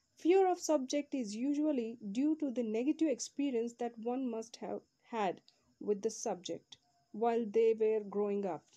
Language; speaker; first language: English; non-native, local second language; Kannada